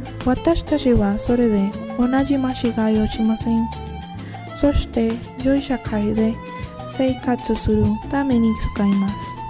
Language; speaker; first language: Japanese; non-native, learner; Spanish